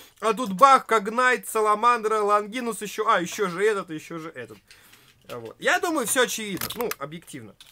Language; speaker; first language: Russian; native; Russian